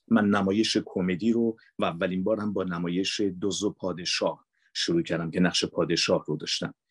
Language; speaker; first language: Persian; native; Persian